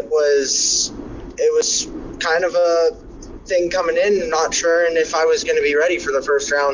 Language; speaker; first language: English; native; English